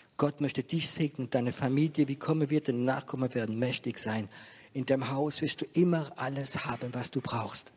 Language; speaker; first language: German; non-native, fluent; French